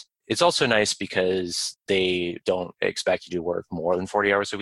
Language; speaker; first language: English; native; English